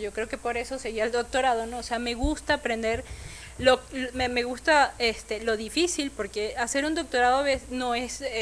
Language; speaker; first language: Spanish; native; Spanish